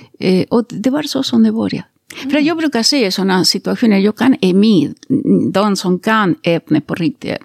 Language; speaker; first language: Swedish; non-native, fluent; Spanish